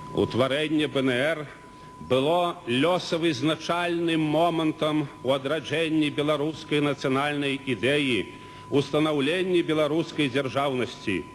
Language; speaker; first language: Belarusian; native; Belarusian